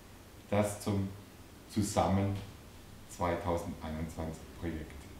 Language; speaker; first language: German; native; German